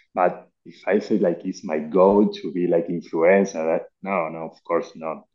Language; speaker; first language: English; non-native, learner; Spanish